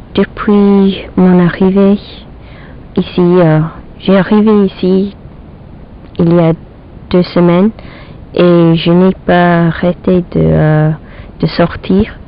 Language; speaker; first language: French; non-native, learner; English